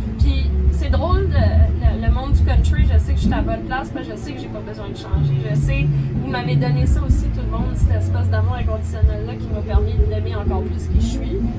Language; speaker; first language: French; native; French